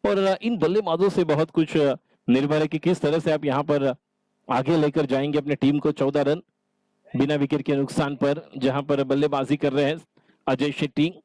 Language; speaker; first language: Hindi; non-native, local second language; Marathi